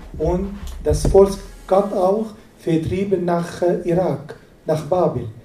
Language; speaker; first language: German; non-native, fluent; Arabic